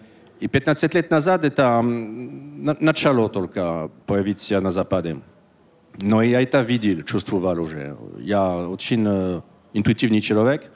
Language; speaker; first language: Russian; non-native, learner; French